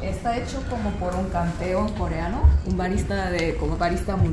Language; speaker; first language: Spanish; non-native, learner; Korean